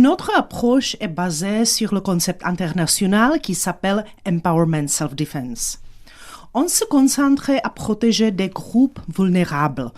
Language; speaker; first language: French; non-native, fluent; Czech